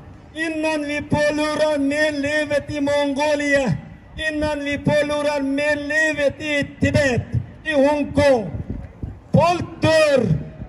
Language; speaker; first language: Swedish; non-native, learner; Uyghur